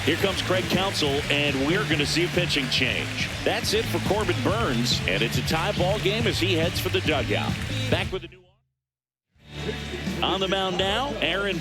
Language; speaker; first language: English; native; English